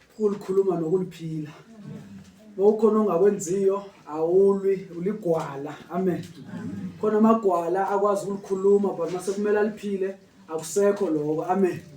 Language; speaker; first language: Zulu; non-native, local second language; Xhosa